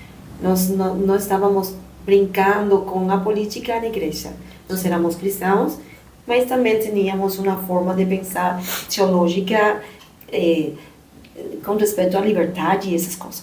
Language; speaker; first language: Portuguese; non-native, learner; Spanish